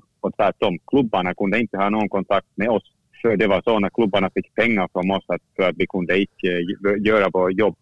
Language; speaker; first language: Swedish; non-native, fluent; Finnish